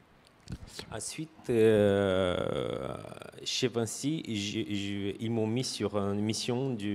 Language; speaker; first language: French; non-native, fluent; Romanian